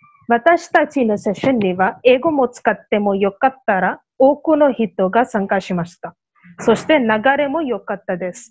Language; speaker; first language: Japanese; non-native, learner; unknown